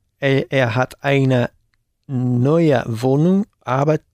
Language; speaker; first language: German; non-native, learner; Spanish